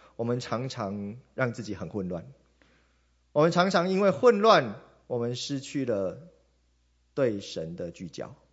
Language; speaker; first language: Chinese; non-native, local second language; Min Nan Chinese